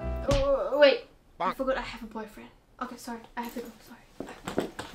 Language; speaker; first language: English; non-native, local second language; Chinese